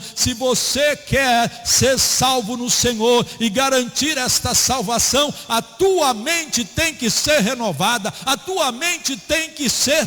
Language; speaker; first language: Portuguese; native; Portuguese